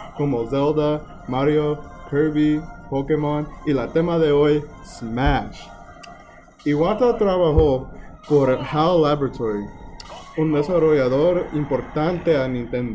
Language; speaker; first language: Spanish; non-native, learner; English